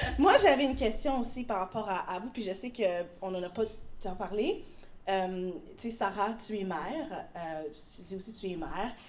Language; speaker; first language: French; native; French